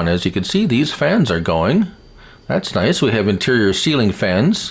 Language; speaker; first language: English; native; English